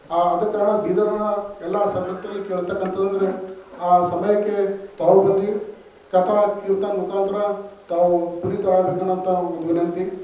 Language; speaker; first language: Kannada; native; Kannada